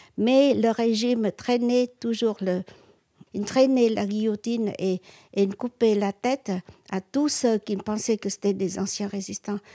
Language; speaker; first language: French; non-native, local second language; Vietnamese